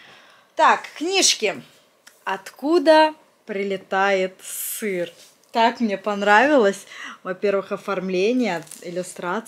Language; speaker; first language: Russian; native; Russian